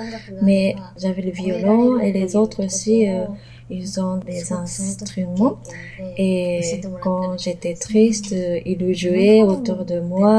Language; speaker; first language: French; non-native, fluent; Japanese